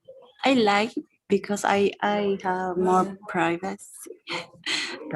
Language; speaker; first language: English; non-native, learner; Spanish